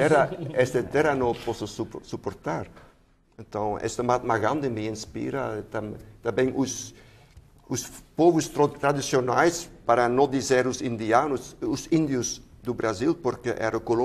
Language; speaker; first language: Portuguese; non-native, fluent; Dutch